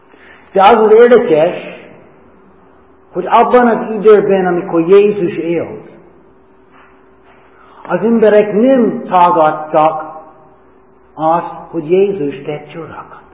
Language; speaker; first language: Hungarian; non-native, learner; English